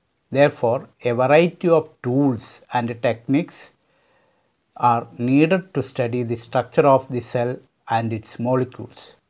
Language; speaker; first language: English; non-native, local second language; Malayalam